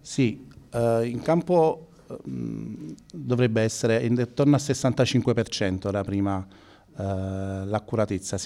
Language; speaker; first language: Italian; native; Italian